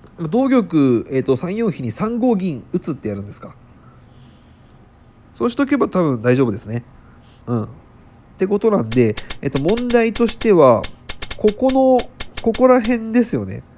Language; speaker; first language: Japanese; native; Japanese